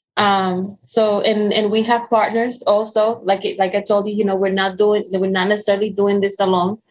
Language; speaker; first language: English; non-native, fluent; Spanish